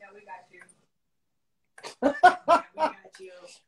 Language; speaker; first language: English; native; English